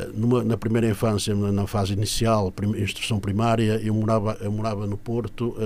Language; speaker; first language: Portuguese; native; Portuguese